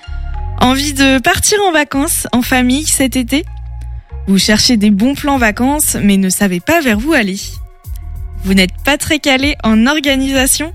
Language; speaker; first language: French; native; French